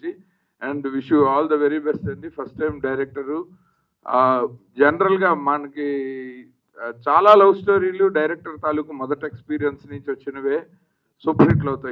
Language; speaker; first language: Telugu; native; Telugu